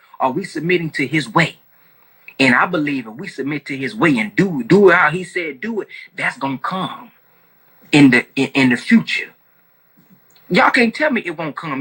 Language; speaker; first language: English; native; English